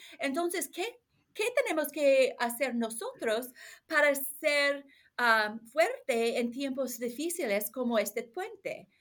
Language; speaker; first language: Spanish; non-native, learner; English